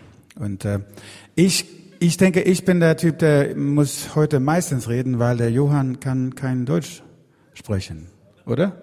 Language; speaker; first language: German; non-native, learner; Swedish